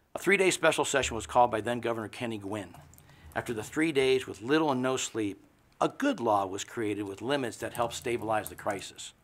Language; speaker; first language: English; native; English